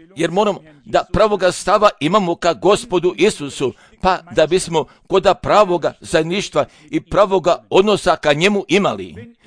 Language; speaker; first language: Croatian; non-native, fluent; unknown